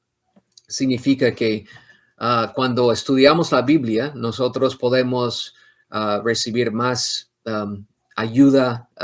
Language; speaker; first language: Spanish; non-native, fluent; English